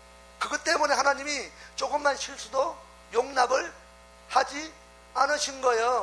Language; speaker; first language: Korean; native; Korean